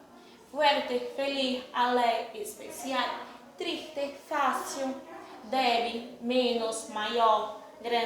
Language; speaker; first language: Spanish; non-native, fluent; Portuguese